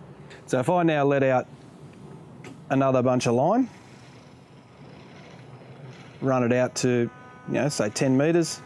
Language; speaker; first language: English; native; English